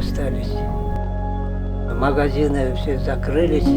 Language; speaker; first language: Russian; non-native, local second language; Kyrgyz